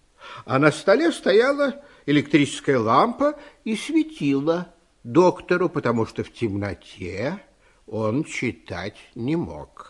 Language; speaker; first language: Russian; native; Russian